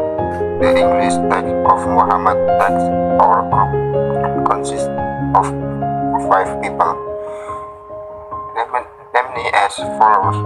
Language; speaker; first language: English; non-native, learner; Indonesian